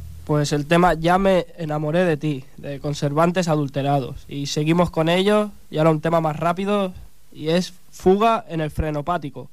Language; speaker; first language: Spanish; native; Spanish